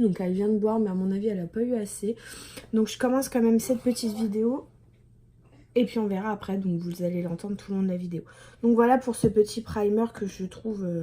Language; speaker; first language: French; native; French